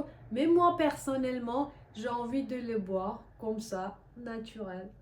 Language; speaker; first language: French; non-native, fluent; Persian